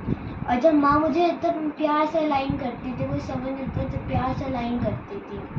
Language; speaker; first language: Hindi; native; Hindi